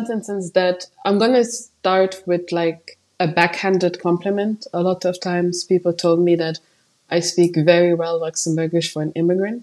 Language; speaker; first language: English; non-native, fluent; Upper Guinea Crioulo